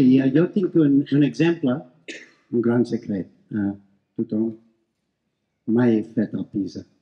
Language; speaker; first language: Catalan; non-native, fluent; English